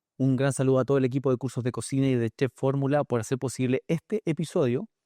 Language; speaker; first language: Spanish; native; Spanish